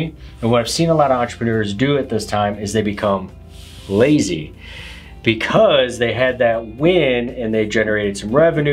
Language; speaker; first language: English; native; English